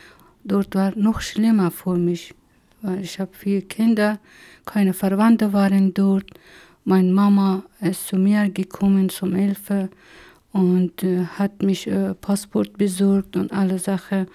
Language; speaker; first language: German; non-native, learner; Persian